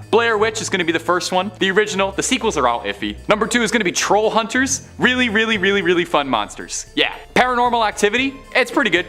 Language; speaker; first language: English; native; English